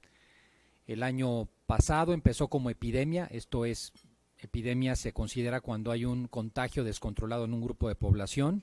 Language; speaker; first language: Spanish; native; Spanish